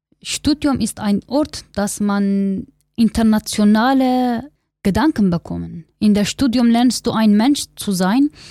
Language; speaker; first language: German; non-native, learner; Kurdish